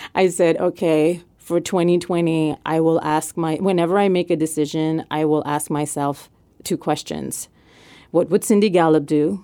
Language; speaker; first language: English; non-native, fluent; French